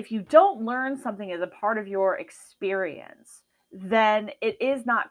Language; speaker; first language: English; native; English